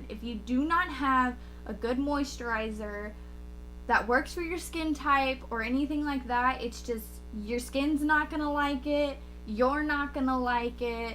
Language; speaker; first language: English; native; English